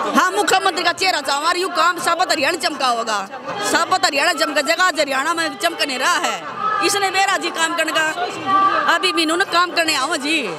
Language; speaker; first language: Hindi; native; Hindi